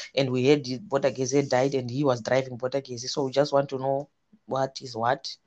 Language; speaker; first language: English; non-native, local second language; Shona